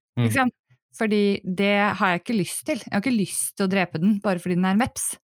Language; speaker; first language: Norwegian; native; Norwegian